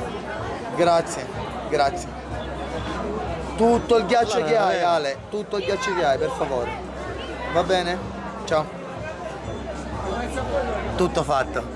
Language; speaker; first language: Italian; native; Italian